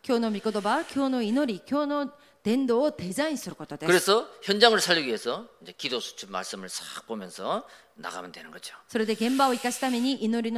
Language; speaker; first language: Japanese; non-native, fluent; Korean